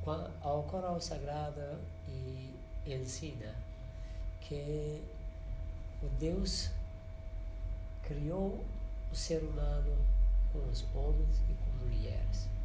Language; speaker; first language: Portuguese; non-native, learner; Persian